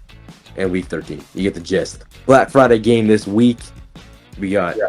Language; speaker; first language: English; native; English